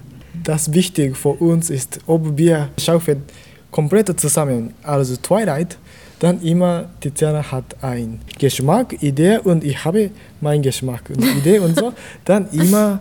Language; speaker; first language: German; non-native, learner; Japanese